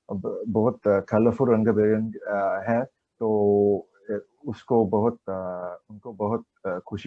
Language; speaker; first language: Hindi; non-native, learner; Chinese